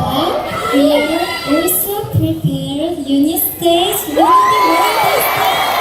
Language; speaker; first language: English; non-native, learner; Korean